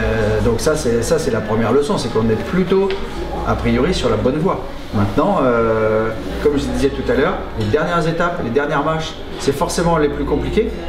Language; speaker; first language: French; native; French